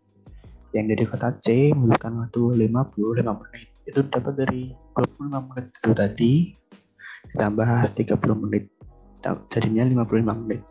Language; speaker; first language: Indonesian; native; Indonesian